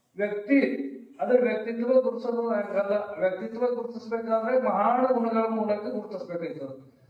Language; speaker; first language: Kannada; native; Kannada